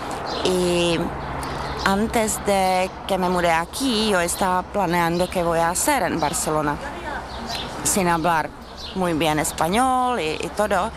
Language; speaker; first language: Spanish; non-native, learner; Czech